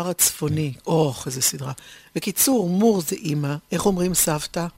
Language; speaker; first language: Hebrew; native; Hebrew